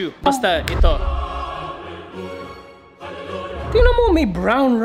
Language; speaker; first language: Filipino; non-native, fluent; English